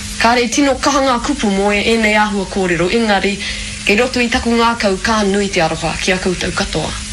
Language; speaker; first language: Māori; non-native, local second language; English